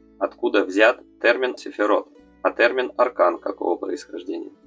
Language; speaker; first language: Russian; native; Russian